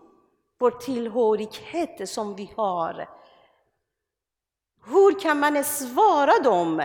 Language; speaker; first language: Swedish; non-native, learner; Persian